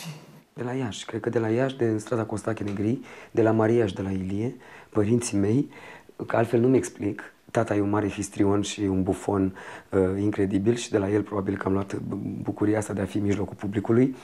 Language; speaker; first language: Romanian; native; Romanian